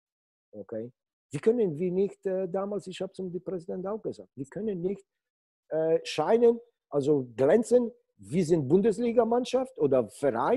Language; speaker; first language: German; non-native, learner; Polish